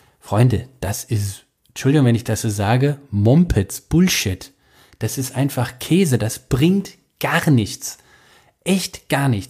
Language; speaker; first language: German; native; German